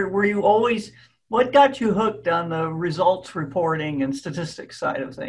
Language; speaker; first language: English; native; English